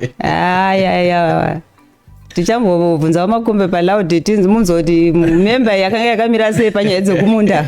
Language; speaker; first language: Shona; early bilingual, heritage; Shona